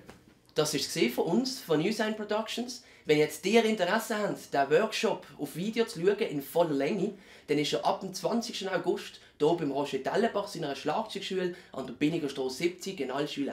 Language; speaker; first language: German; native; German